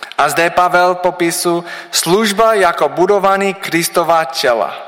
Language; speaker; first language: Czech; non-native, learner; English